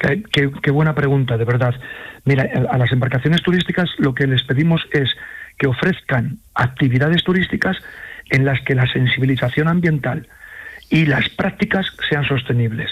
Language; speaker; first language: Spanish; native; Spanish